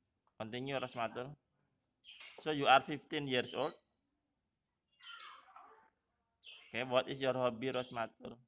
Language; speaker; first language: English; non-native, fluent; Indonesian